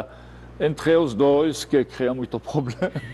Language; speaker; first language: Portuguese; non-native, fluent; French